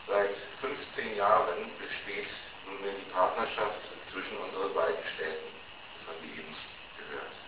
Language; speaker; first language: German; native; German